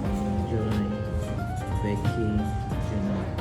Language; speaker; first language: English; non-native, local second language; Filipino